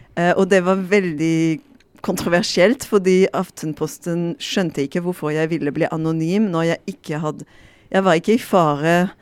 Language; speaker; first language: Norwegian; non-native, fluent; French